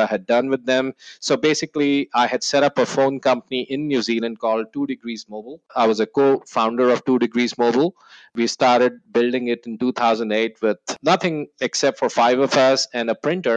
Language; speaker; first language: English; non-native, local second language; Hindi